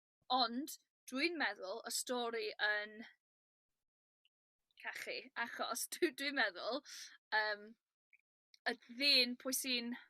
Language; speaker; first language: Welsh; non-native, learner; English